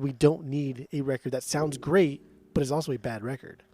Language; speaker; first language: English; native; English